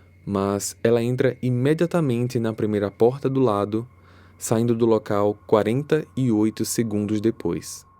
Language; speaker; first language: Portuguese; native; Portuguese